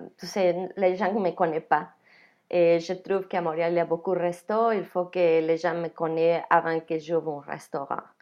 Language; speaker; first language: French; non-native, fluent; Spanish